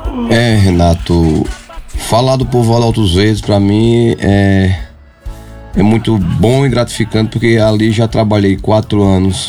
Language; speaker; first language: Portuguese; native; Portuguese